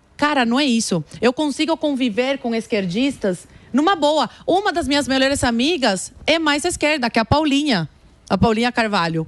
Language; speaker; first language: Portuguese; early bilingual, other home language; Spanish